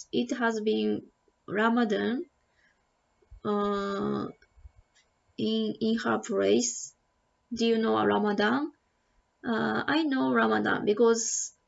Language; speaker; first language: English; non-native, learner; Japanese